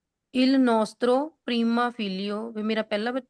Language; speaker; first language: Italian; non-native, learner; Punjabi